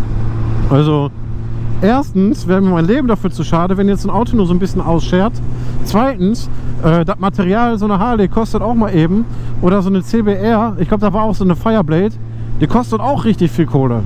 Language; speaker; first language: German; native; German